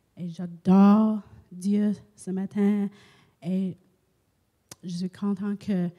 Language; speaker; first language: French; non-native, learner; English